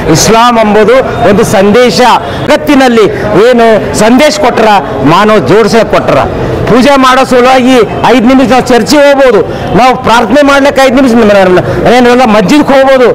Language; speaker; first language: Kannada; native; Kannada